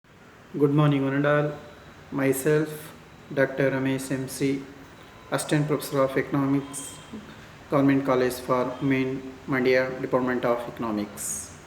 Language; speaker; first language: English; non-native, local second language; Kannada